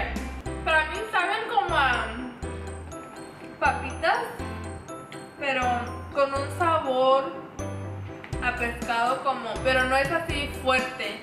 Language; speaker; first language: Spanish; early bilingual, other home language; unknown